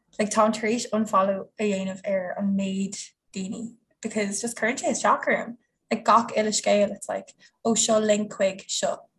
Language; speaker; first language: Irish; non-native, local second language; English